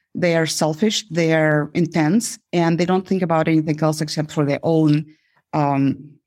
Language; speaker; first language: English; non-native, fluent; Uzbek